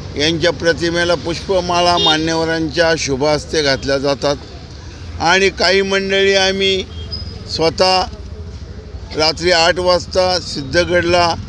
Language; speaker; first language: Marathi; native; Marathi